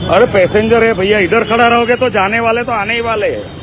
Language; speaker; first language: Hindi; non-native, local second language; Gujarati